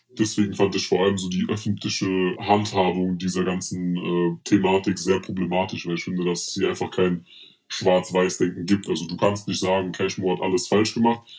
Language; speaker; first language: German; early bilingual, other home language; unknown